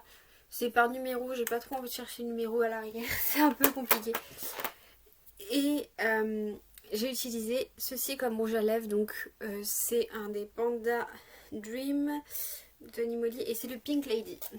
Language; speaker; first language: French; native; French